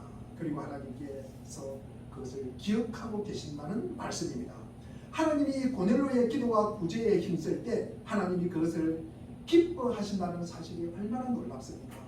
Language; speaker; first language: Korean; native; Korean